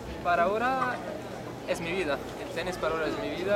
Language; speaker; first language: Spanish; non-native, learner; Italian